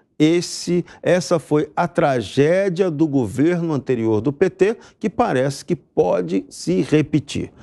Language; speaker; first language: Portuguese; native; Portuguese